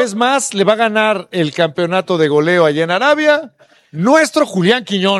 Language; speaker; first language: Spanish; native; Spanish